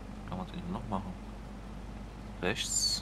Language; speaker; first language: German; native; German